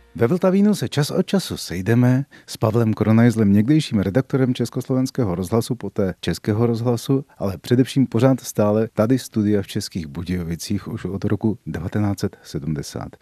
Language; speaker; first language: Czech; native; Czech